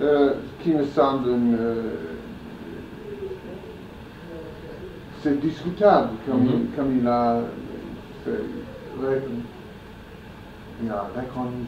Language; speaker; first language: French; non-native, fluent; English